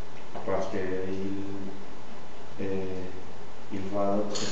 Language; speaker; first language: French; non-native, learner; Spanish